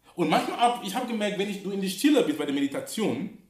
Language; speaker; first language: German; non-native, fluent; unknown